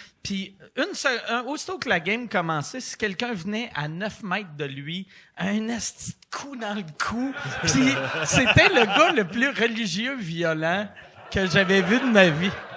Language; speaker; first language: French; native; French